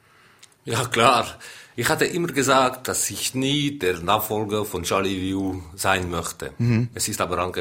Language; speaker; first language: German; non-native, local second language; French